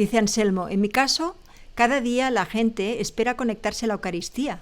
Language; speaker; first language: Spanish; native; Spanish